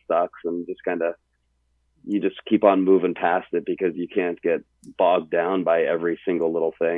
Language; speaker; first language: English; native; English